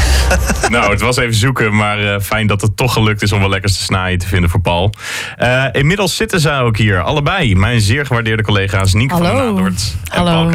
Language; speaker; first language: Dutch; native; Dutch